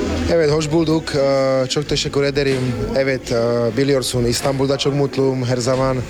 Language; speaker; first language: Turkish; non-native, learner; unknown